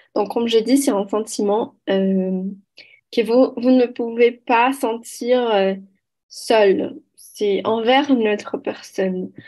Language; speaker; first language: French; non-native, learner; Portuguese